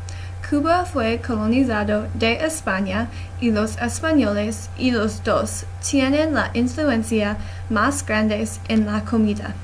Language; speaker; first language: Spanish; non-native, learner; English